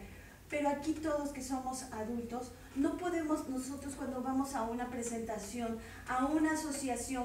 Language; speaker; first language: Spanish; native; Spanish